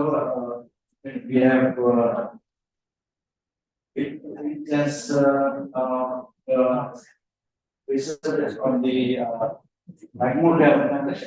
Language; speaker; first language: English; non-native, learner; Indonesian